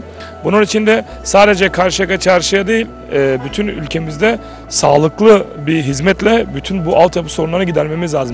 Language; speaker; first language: Turkish; native; Turkish